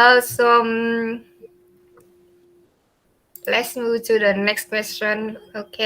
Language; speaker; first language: English; non-native, learner; Vietnamese